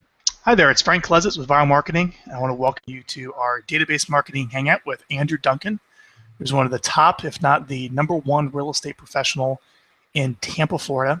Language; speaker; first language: English; native; English